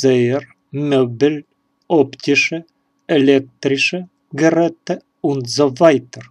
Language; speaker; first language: German; non-native, learner; Russian